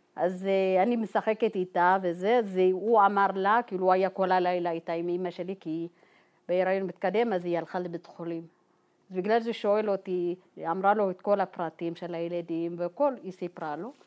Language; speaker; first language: Hebrew; non-native, fluent; Tigrinya